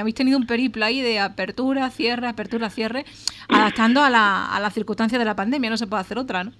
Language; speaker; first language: Spanish; native; Spanish